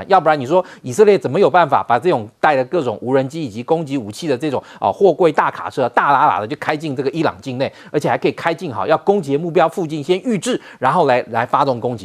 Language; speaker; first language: Chinese; native; Chinese